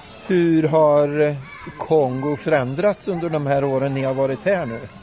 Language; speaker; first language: Swedish; native; Swedish